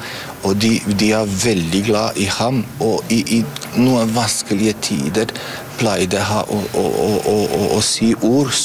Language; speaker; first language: Norwegian; non-native, fluent; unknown